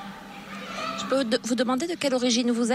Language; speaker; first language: French; native; French